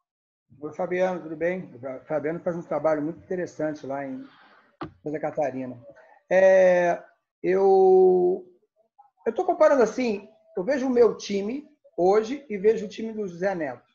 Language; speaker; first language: Portuguese; native; Portuguese